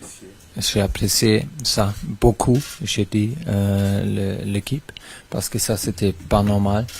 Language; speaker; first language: French; non-native, fluent; German